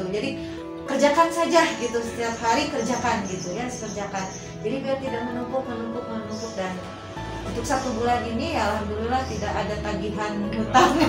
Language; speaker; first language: Indonesian; non-native, local second language; Sundanese